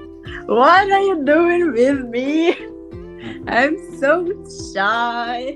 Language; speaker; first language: English; non-native, learner; Russian